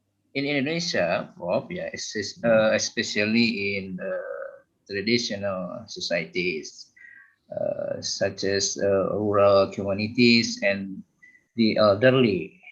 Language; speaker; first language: English; non-native, fluent; Indonesian